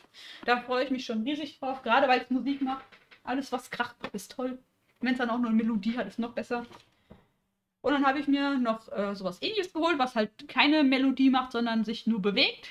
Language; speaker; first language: German; native; German